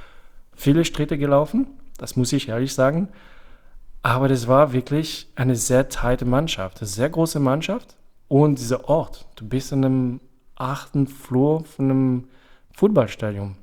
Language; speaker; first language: German; non-native, fluent; French